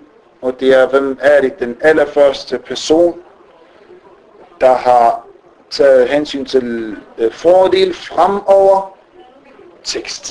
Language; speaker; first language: Danish; early bilingual, other home language; Arabic